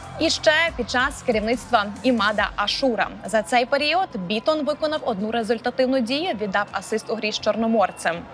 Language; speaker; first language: Ukrainian; native; Ukrainian